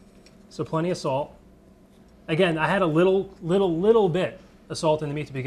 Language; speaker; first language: English; native; English